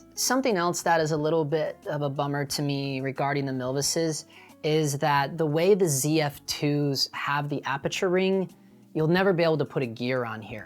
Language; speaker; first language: English; native; English